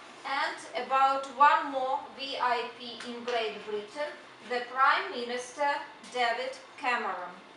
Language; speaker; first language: English; non-native, fluent; Ukrainian